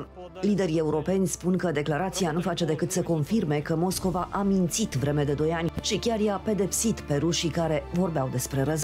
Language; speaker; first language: Romanian; native; Romanian